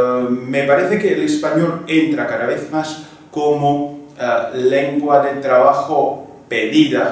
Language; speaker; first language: Spanish; non-native, fluent; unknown